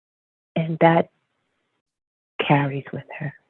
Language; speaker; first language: English; native; English